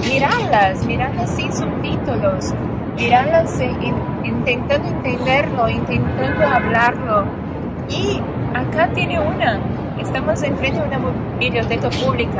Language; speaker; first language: Spanish; non-native, fluent; Portuguese